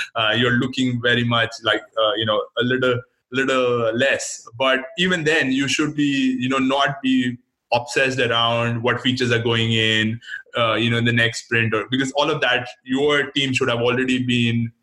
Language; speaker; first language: English; non-native, local second language; Hindi